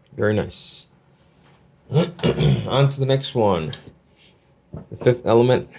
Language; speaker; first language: English; native; English